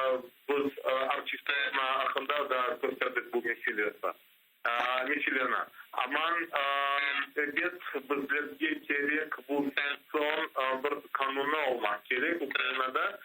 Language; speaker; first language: Turkish; non-native, learner; Crimean Tatar